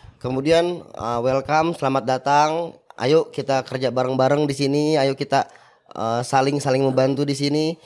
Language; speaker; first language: Indonesian; native; Indonesian